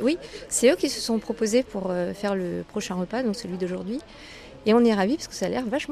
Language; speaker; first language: French; native; French